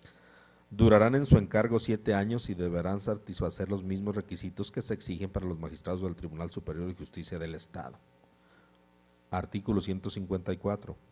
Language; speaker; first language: Spanish; native; Spanish